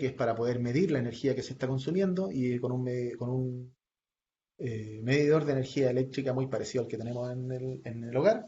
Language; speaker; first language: Spanish; native; Spanish